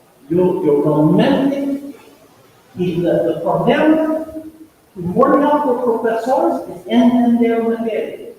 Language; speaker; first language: Spanish; non-native, fluent; English